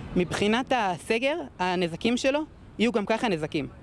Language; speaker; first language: Hebrew; native; Hebrew